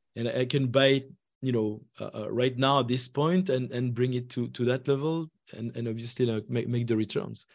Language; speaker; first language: English; non-native, fluent; French